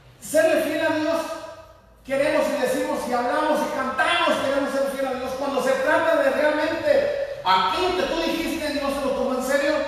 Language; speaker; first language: Spanish; native; Spanish